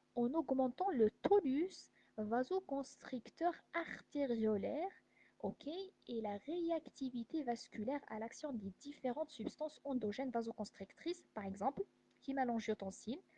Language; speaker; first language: French; non-native, local second language; Arabic